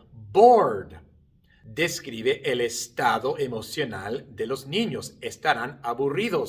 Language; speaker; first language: Spanish; non-native, fluent; English